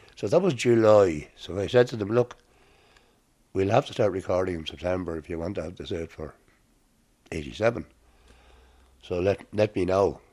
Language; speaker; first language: English; native; English